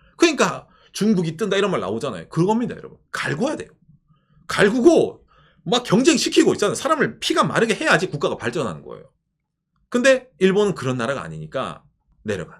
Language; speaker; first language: Korean; native; Korean